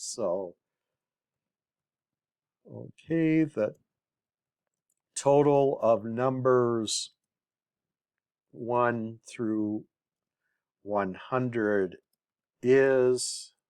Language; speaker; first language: English; native; English